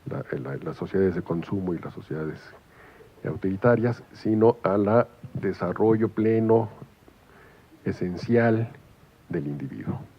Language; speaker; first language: Spanish; native; Spanish